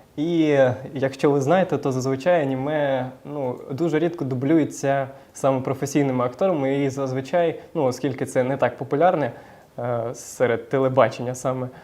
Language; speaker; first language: Ukrainian; native; Ukrainian